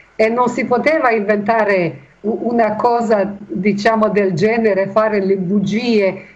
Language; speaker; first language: Italian; non-native, fluent; Bosnian